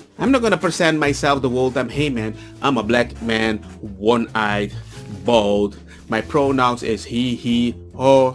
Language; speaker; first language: English; non-native, fluent; Spanish